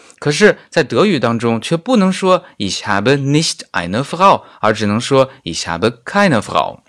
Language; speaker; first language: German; non-native, fluent; Chinese